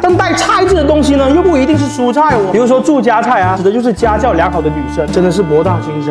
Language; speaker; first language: Chinese; non-native, local second language; Cantonese